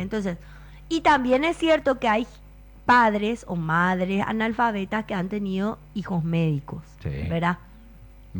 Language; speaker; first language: Spanish; native; Spanish